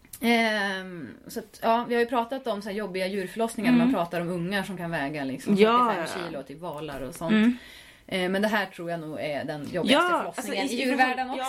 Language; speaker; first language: Swedish; native; Swedish